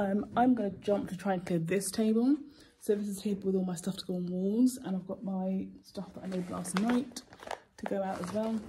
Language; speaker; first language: English; native; English